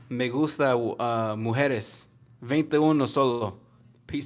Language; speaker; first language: Spanish; non-native, learner; English